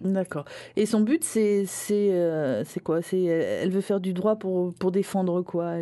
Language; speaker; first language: French; native; French